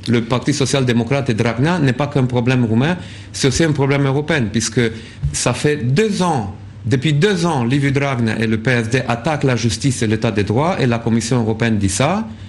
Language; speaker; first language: French; non-native, fluent; Romanian